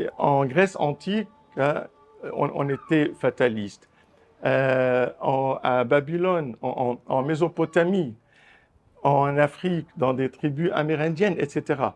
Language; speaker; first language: French; non-native, local second language; Arabic